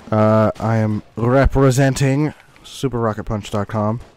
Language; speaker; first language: English; native; English